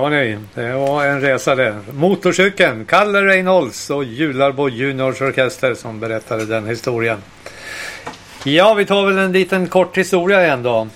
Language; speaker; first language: Swedish; native; Swedish